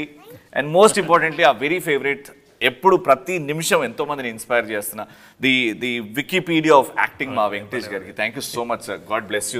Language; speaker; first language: Telugu; native; Telugu